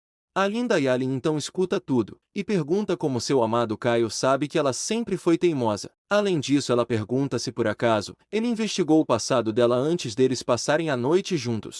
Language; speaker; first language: Portuguese; native; Portuguese